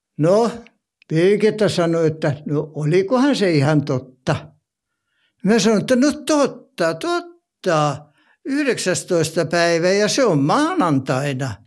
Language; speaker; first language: Finnish; native; Finnish